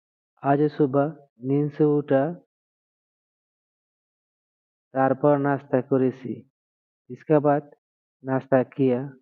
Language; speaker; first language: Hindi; non-native, learner; Bangla